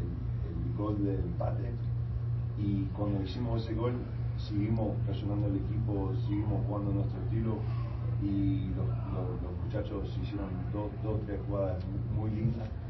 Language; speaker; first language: Spanish; early bilingual, heritage; Spanish